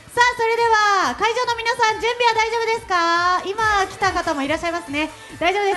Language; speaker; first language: Japanese; native; Japanese